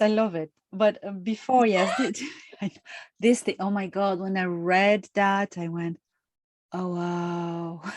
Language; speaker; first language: English; non-native, fluent; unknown